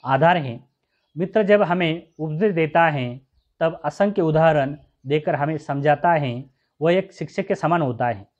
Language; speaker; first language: Hindi; non-native, local second language; Marathi